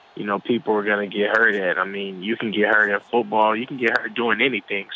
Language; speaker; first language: English; native; English